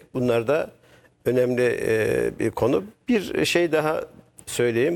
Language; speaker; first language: Turkish; native; Turkish